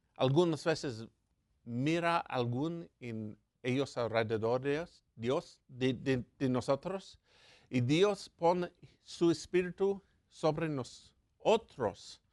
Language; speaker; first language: Spanish; non-native, learner; English